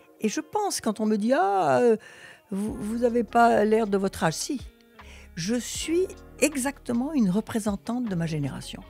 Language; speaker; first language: French; early bilingual, other home language; Russian